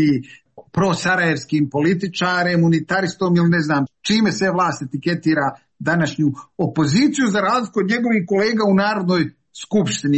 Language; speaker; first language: Serbian; native; Serbian